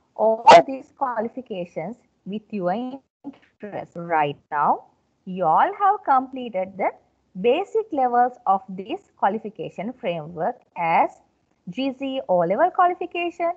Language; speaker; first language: English; non-native, local second language; Sinhala